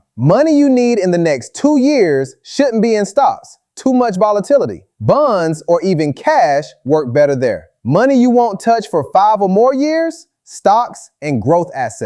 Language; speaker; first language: English; native; English